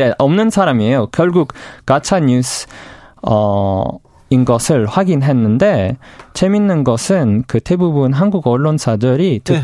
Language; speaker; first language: Korean; non-native, fluent; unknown